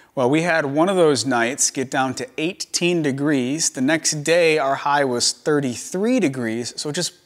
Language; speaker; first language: English; native; English